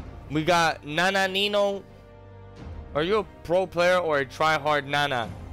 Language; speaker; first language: English; early bilingual, other home language; Spanish